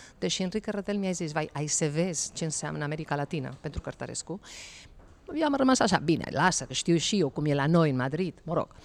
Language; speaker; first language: Romanian; non-native, fluent; Spanish